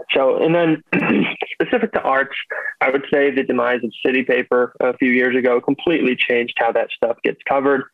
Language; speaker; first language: English; native; English